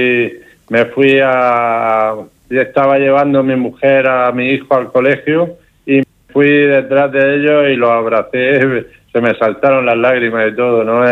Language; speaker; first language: Spanish; native; Spanish